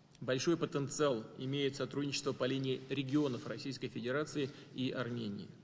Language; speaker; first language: Russian; native; Russian